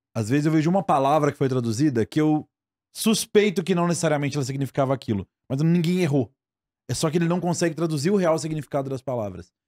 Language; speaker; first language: Portuguese; native; Portuguese